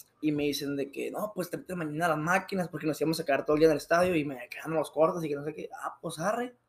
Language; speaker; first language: Spanish; native; Spanish